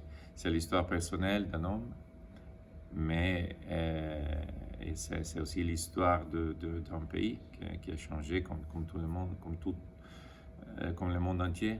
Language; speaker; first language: French; non-native, fluent; Italian